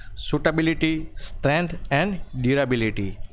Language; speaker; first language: English; non-native, local second language; Gujarati